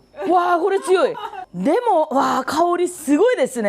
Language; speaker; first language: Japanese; non-native, fluent; Korean